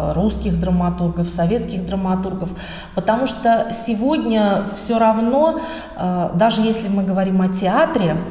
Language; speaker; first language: Russian; native; Russian